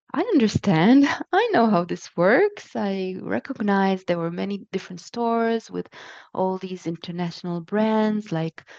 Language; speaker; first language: English; non-native, fluent; Hebrew